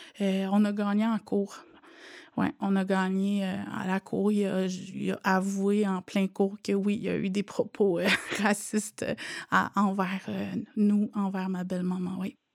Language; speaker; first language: French; non-native, local second language; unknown